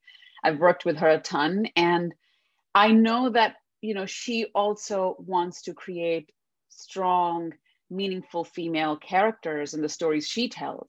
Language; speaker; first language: English; non-native, local second language; Hindi